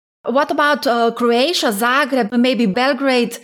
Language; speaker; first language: English; non-native, fluent; Slovenian